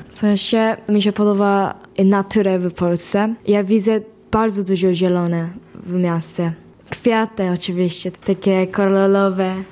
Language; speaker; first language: Polish; non-native, learner; Japanese